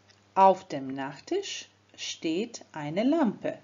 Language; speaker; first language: German; non-native, fluent; Croatian